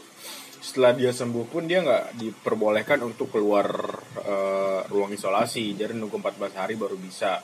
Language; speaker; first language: Indonesian; native; Indonesian